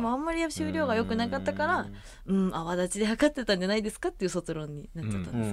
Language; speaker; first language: Japanese; native; Japanese